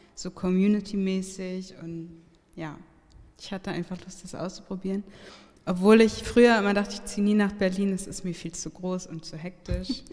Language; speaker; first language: German; native; German